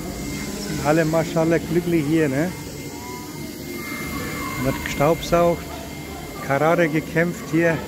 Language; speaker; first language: German; early bilingual, other home language; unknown